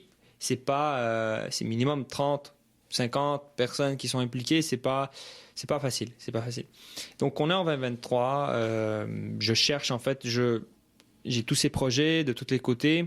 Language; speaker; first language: French; early bilingual, other home language; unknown